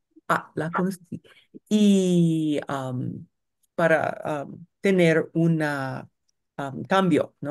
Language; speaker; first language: Spanish; non-native, learner; English